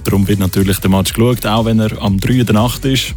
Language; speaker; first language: German; native; German